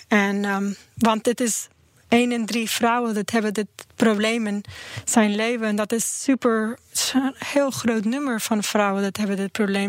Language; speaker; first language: Dutch; non-native, learner; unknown